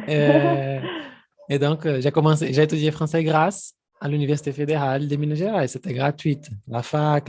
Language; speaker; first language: French; non-native, fluent; Portuguese